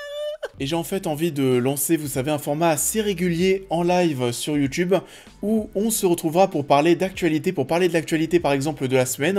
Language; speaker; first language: French; native; French